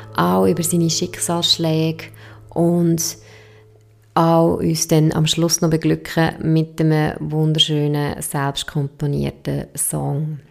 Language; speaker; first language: German; native; German